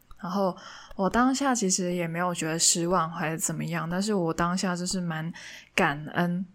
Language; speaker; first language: Chinese; non-native, local second language; Cantonese